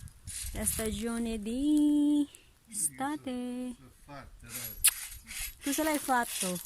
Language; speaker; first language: Italian; non-native, learner; Filipino